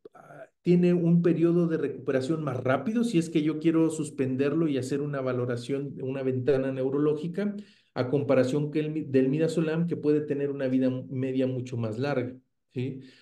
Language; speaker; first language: Spanish; native; Spanish